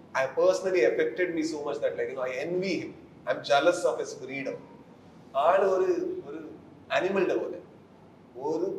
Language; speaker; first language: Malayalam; non-native, learner; Kannada